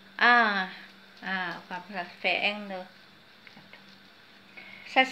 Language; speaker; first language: French; non-native, fluent; Vietnamese